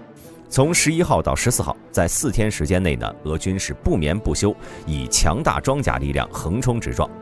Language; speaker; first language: Chinese; native; Chinese